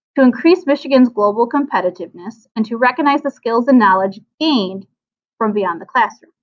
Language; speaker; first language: English; native; English